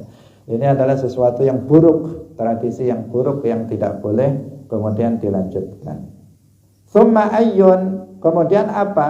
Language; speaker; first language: Indonesian; non-native, local second language; Javanese